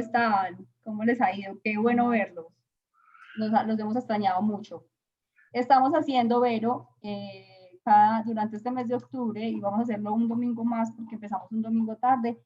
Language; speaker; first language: Spanish; native; Spanish